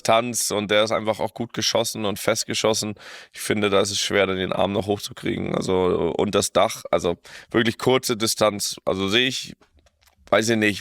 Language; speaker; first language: German; native; German